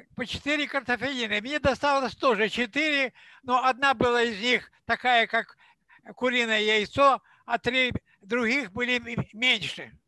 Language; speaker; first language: Russian; non-native, local second language; Ukrainian